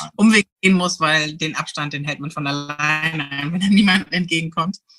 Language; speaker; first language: German; native; German